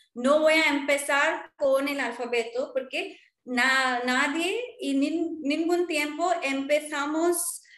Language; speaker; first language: Spanish; non-native, fluent; Marwari